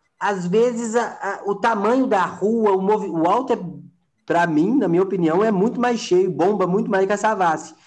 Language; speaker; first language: Portuguese; native; Portuguese